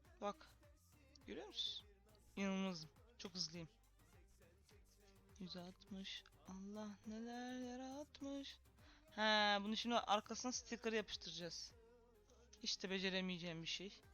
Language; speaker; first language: Turkish; native; Turkish